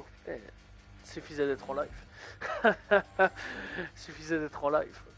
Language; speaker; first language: French; native; French